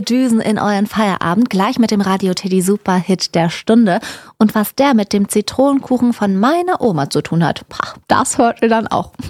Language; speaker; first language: German; native; German